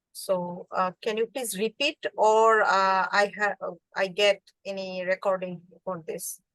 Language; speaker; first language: English; non-native, learner; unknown